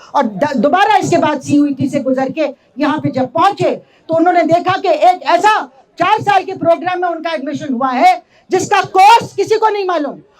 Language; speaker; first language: Hindi; native; Hindi